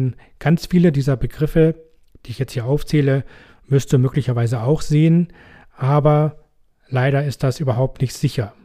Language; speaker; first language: German; native; German